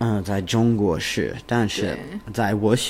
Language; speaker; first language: Chinese; non-native, learner; English